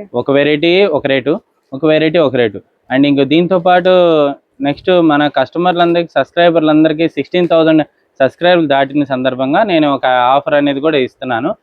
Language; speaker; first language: Telugu; native; Telugu